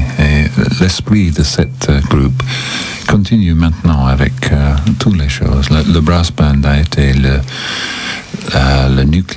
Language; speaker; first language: French; non-native, learner; English